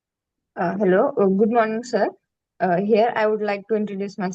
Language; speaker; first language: English; non-native, learner; Marathi